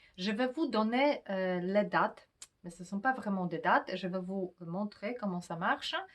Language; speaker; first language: French; non-native, fluent; Polish